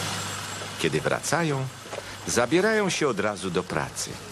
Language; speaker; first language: Polish; native; Polish